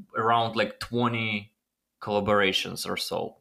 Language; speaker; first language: English; non-native, fluent; Ukrainian